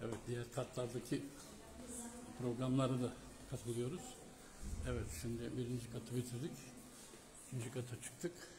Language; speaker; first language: Turkish; native; Turkish